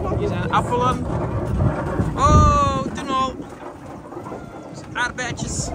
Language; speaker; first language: Dutch; native; Dutch